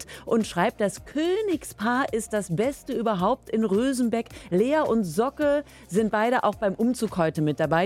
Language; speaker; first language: German; native; German